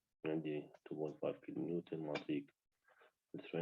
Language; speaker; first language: Arabic; native; Arabic